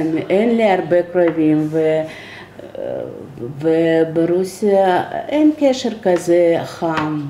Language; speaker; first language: Hebrew; non-native, fluent; Russian